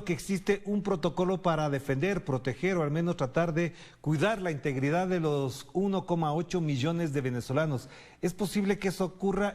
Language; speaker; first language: Spanish; native; Spanish